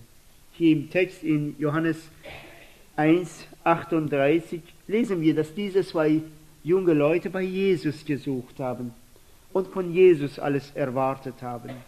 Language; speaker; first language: German; non-native, fluent; Persian